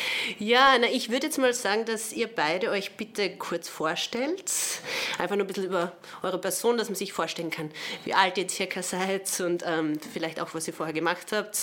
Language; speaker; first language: German; native; German